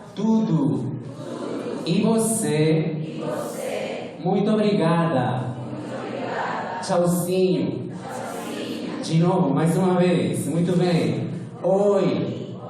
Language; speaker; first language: Portuguese; non-native, fluent; Spanish